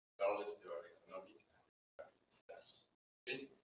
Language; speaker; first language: English; non-native, fluent; Spanish